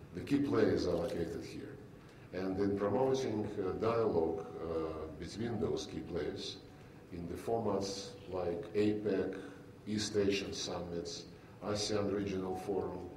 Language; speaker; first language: English; non-native, fluent; Russian